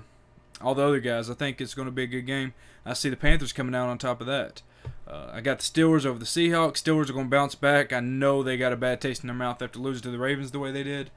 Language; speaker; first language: English; native; English